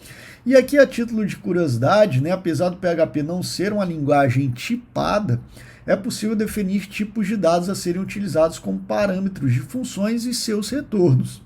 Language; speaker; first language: Portuguese; native; Portuguese